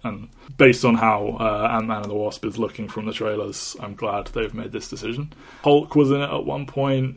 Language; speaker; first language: English; native; English